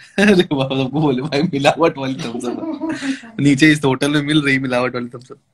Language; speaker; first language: Hindi; native; Hindi